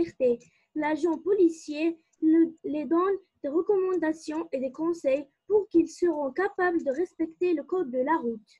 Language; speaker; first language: French; non-native, learner; Arabic